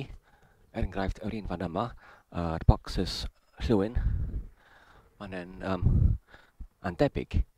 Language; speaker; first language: Welsh; non-native, learner; English